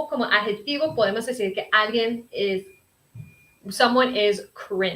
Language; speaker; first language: Spanish; early bilingual, heritage; Spanish